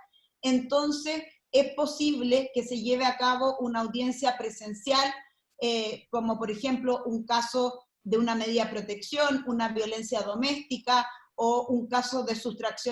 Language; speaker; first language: Spanish; native; Spanish